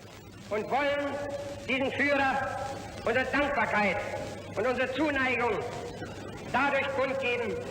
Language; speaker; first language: German; native; German